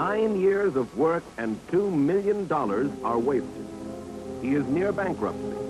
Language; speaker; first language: English; native; English